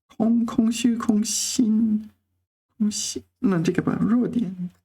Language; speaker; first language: Chinese; non-native, learner; English